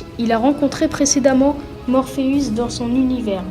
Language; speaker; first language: French; native; French